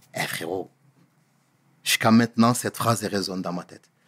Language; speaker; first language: French; native; French